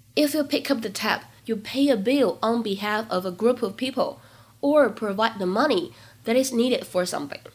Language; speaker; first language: English; non-native, fluent; Chinese